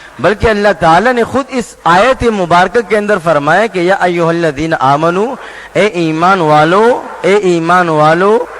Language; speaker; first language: Urdu; non-native, local second language; Pashto